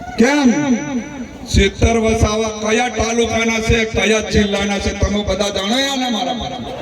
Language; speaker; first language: Gujarati; non-native, local second language; Rathawi